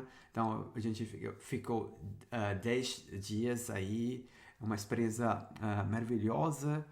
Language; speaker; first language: Portuguese; non-native, fluent; Sinhala